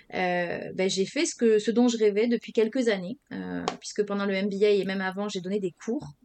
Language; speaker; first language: French; native; French